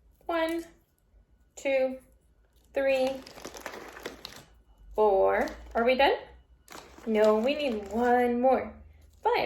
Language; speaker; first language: English; native; English